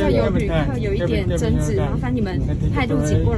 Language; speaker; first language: Chinese; native; Chinese